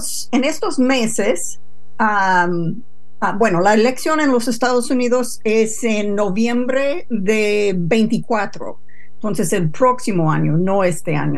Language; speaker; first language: Spanish; non-native, fluent; English